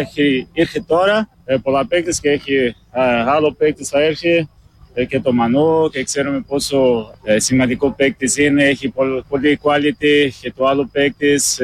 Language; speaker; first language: Greek; non-native, learner; Portuguese